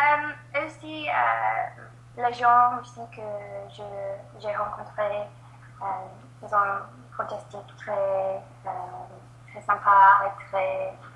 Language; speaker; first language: French; non-native, learner; English